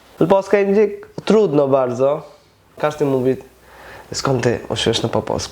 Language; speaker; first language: Polish; non-native, learner; Bangla